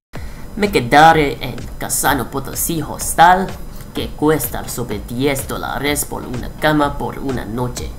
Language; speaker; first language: Spanish; non-native, learner; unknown